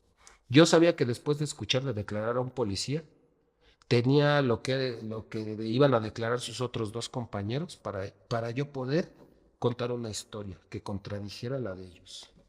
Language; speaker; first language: Spanish; native; Spanish